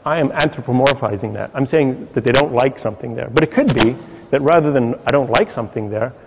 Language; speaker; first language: English; native; English